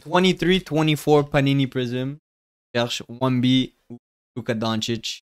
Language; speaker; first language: French; native; French